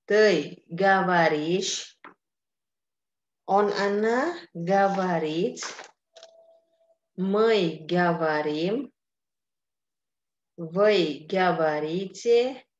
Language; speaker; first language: Russian; non-native, fluent; Indonesian